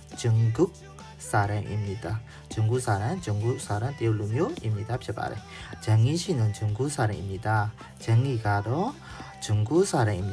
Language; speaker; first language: Korean; non-native, fluent; Burmese